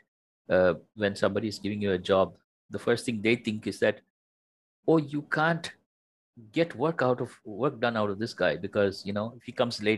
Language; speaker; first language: English; non-native, local second language; Tamil